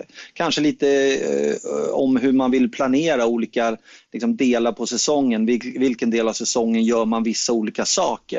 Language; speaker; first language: Swedish; native; Swedish